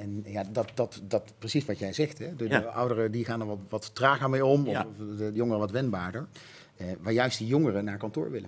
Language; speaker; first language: Dutch; native; Dutch